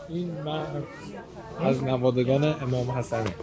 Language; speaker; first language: Persian; non-native, local second language; Kurdish